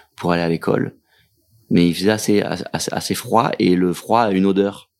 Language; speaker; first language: French; native; French